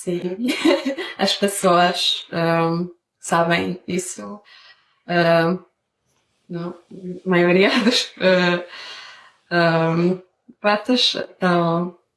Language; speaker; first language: Portuguese; non-native, learner; Hungarian